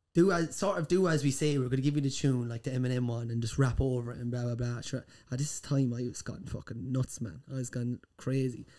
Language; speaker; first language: English; native; English